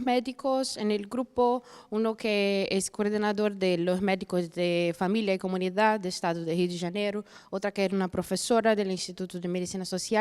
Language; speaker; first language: Spanish; non-native, fluent; Portuguese